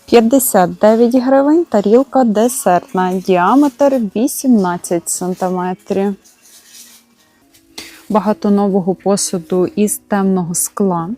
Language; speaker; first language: Ukrainian; native; Ukrainian